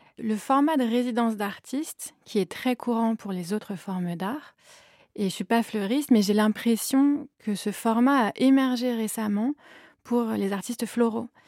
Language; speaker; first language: French; native; French